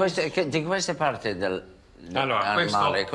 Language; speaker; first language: Italian; non-native, learner; English